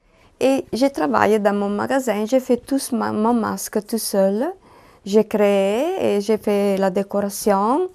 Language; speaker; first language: French; non-native, learner; Italian